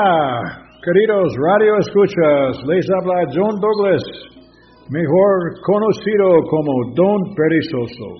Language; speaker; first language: Spanish; non-native, learner; English